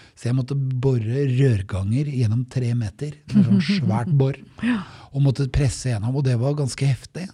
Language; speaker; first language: Norwegian; native; Norwegian